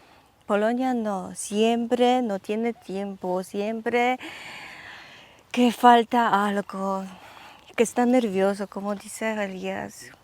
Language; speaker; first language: Spanish; non-native, learner; Polish